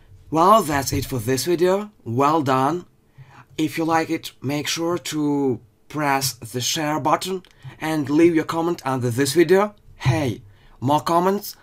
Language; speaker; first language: English; non-native, fluent; Ukrainian